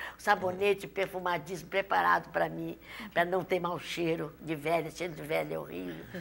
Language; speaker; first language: Portuguese; native; Portuguese